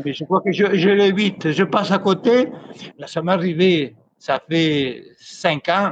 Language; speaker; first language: French; non-native, fluent; Spanish